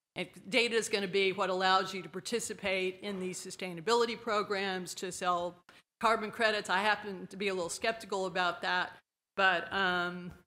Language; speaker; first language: English; native; English